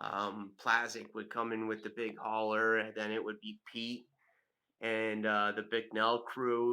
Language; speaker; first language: English; native; English